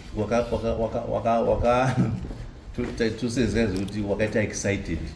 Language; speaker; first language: Shona; native; Shona